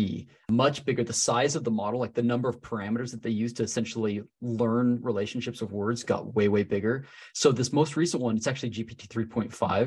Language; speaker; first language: English; native; English